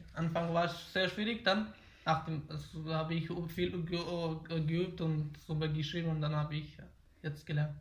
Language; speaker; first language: German; non-native, learner; Pashto